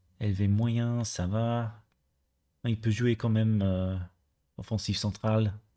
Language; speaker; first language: French; native; French